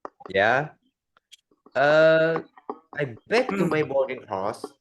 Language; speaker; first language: English; non-native, learner; Indonesian